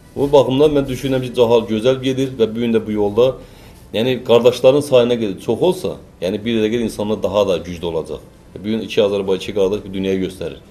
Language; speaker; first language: Azerbaijani; native; Azerbaijani